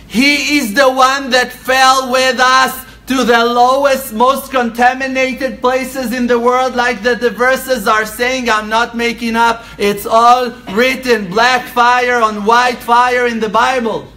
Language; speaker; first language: English; non-native, fluent; Hebrew